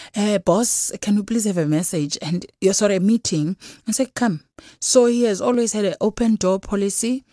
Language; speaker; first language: English; non-native, local second language; Xhosa